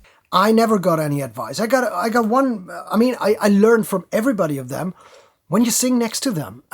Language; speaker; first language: English; non-native, fluent; German